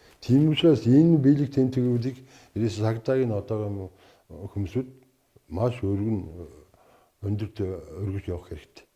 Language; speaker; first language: Mongolian; non-native, local second language; Kazakh